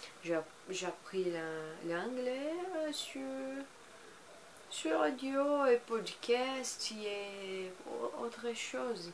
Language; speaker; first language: French; non-native, learner; Portuguese